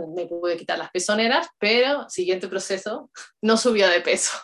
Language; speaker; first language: Spanish; native; Spanish